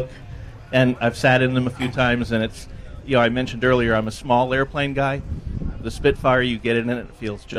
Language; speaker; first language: English; native; English